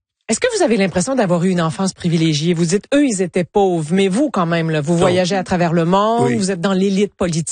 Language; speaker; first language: French; native; French